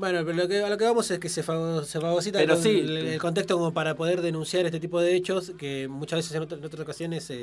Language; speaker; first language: Spanish; native; Spanish